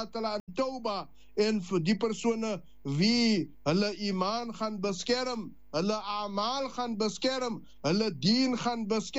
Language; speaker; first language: Dutch; non-native, learner; Afrikaans